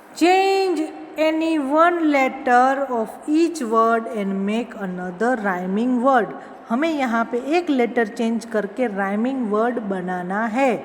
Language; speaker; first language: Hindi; native; Hindi